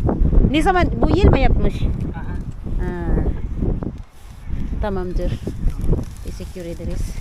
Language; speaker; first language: Turkish; non-native, learner; Filipino